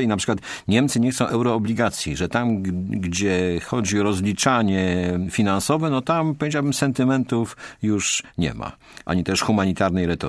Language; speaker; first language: Polish; native; Polish